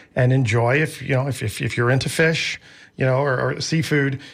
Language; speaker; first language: English; native; English